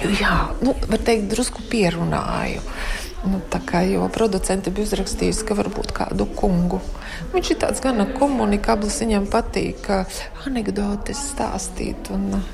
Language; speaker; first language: Latvian; native; Latvian